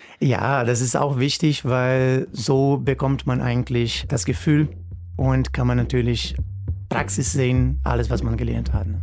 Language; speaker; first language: German; non-native, fluent; Portuguese